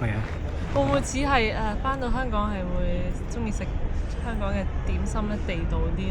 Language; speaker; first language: Cantonese; native; Cantonese